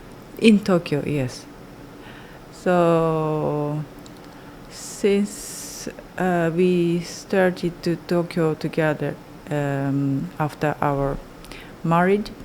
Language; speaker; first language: English; non-native, learner; Japanese